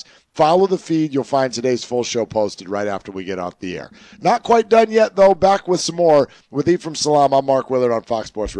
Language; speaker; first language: English; native; English